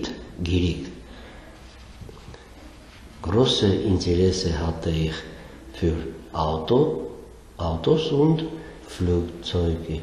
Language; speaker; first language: German; non-native, learner; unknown